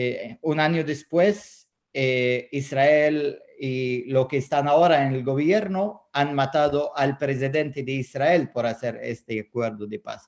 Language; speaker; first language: Spanish; non-native, fluent; Arabic